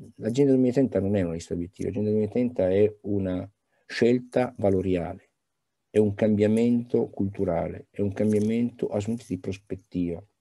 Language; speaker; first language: Italian; native; Italian